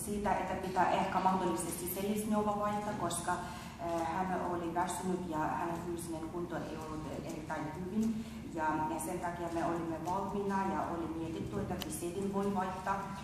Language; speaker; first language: Finnish; non-native, fluent; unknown